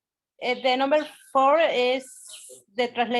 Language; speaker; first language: English; non-native, learner; Spanish